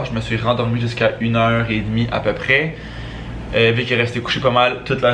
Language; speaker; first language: French; native; French